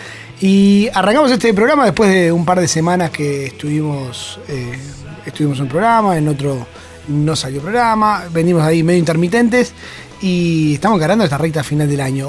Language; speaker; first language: Spanish; native; Spanish